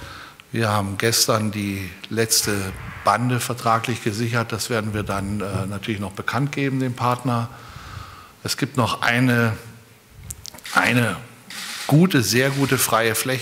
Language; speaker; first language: German; native; German